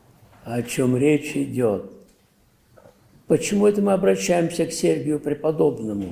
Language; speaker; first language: Russian; native; Russian